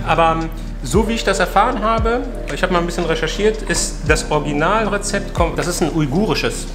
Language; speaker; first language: German; early bilingual, other home language; Persian